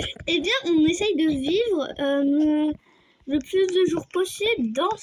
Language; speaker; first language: French; native; French